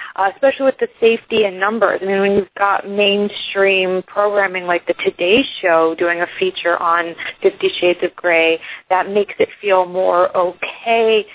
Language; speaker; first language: English; early bilingual, other home language; Icelandic